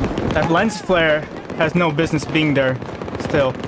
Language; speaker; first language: English; native; English